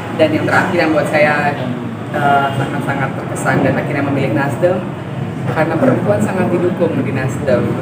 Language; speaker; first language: Indonesian; native; Indonesian